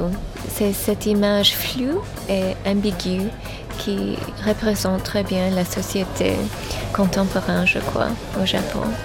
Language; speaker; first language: French; non-native, fluent; English